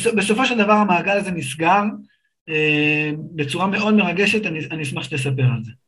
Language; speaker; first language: Hebrew; native; Hebrew